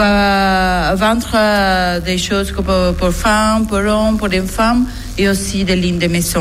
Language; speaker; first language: French; non-native, learner; Spanish